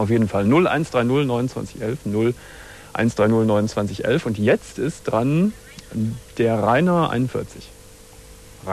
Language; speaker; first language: German; native; German